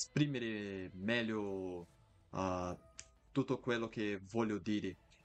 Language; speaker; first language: Italian; non-native, learner; Portuguese